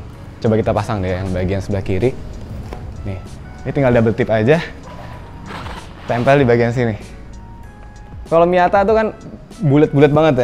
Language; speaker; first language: Indonesian; native; Indonesian